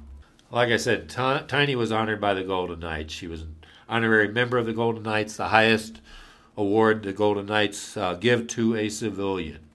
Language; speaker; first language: English; native; English